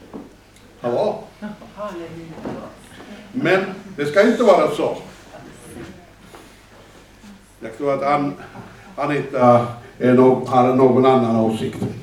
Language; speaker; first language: Swedish; non-native, fluent; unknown